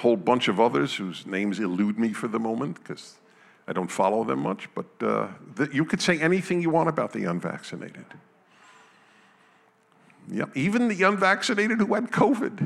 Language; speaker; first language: English; native; English